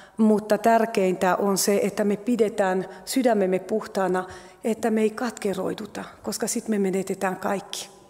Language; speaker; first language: Finnish; non-native, fluent; French